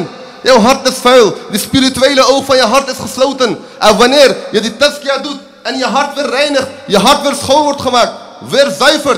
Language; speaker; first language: Dutch; early bilingual, other home language; Urdu